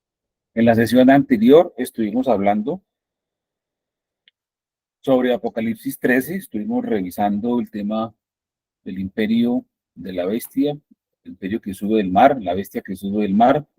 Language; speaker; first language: Spanish; native; Spanish